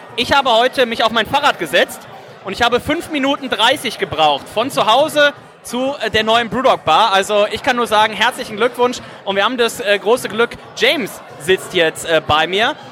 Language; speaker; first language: German; native; German